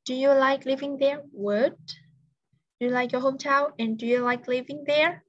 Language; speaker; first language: English; non-native, fluent; Vietnamese